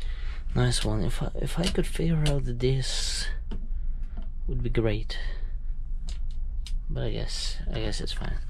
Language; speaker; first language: English; non-native, fluent; French